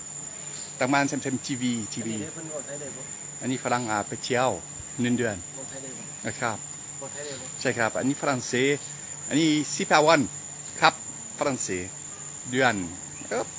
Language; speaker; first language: Thai; non-native, learner; French